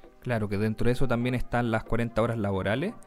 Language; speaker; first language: Spanish; native; Spanish